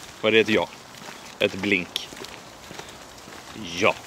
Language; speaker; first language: Swedish; native; Swedish